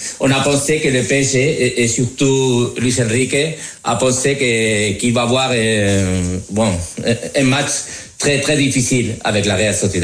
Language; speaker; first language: French; non-native, learner; Spanish